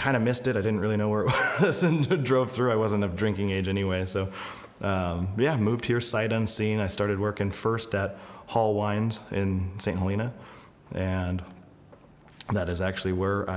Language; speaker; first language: English; native; English